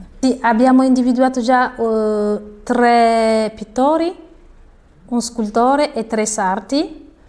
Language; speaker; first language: Italian; non-native, fluent; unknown